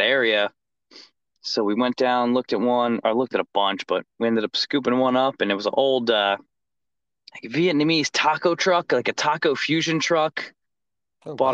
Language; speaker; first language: English; native; English